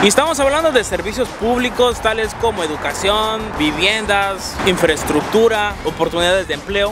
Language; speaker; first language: Spanish; native; Spanish